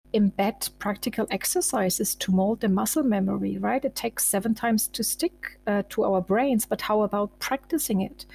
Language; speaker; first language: English; non-native, fluent; German